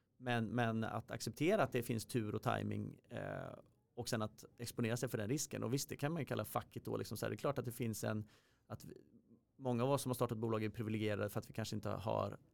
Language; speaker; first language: Swedish; native; Swedish